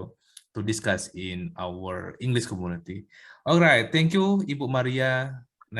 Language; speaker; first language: English; non-native, learner; Indonesian